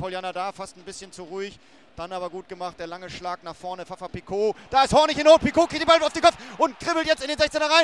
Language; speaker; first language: German; native; German